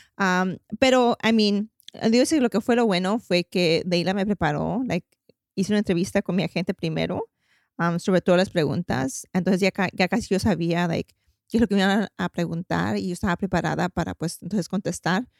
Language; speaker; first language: Spanish; early bilingual, heritage; Spanish